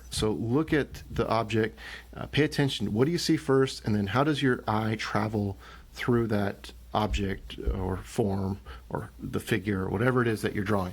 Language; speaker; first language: English; native; English